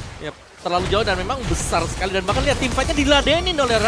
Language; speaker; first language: Indonesian; native; Indonesian